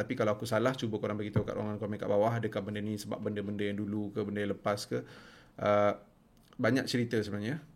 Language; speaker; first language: Malay; native; Malay